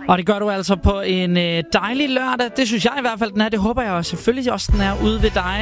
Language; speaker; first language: Danish; native; Danish